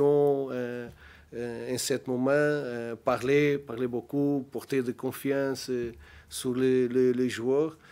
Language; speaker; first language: French; non-native, learner; Portuguese